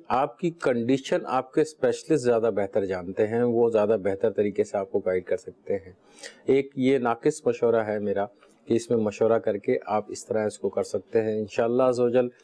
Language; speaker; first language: Urdu; native; Urdu